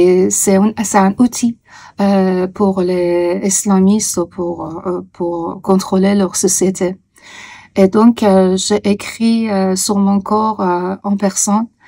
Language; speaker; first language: French; non-native, fluent; Persian